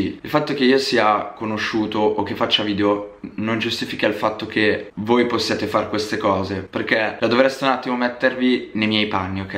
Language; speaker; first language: Italian; native; Italian